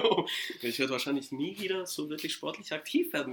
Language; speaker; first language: German; native; German